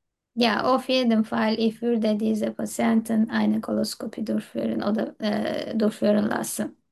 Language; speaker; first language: German; non-native, learner; Turkish